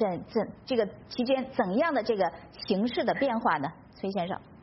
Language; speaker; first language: Chinese; native; Chinese